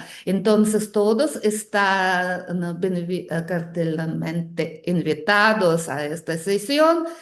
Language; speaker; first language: Spanish; non-native, fluent; Russian